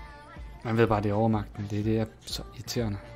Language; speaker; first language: Danish; native; Danish